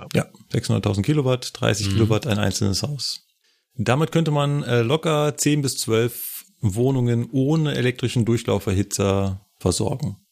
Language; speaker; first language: German; native; German